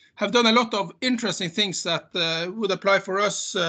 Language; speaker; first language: English; non-native, fluent; Norwegian